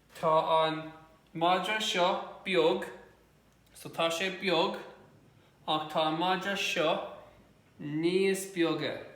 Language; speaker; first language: Irish; non-native, local second language; English